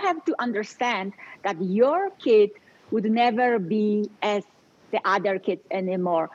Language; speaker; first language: English; non-native, fluent; Polish